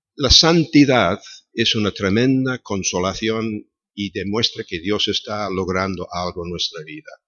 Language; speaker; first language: Spanish; non-native, fluent; English